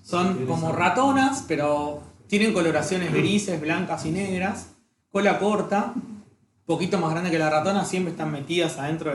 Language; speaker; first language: Spanish; native; Spanish